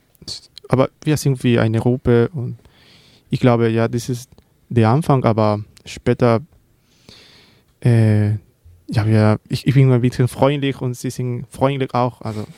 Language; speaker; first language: German; non-native, learner; Spanish